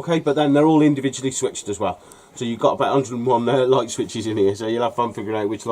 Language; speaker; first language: English; native; English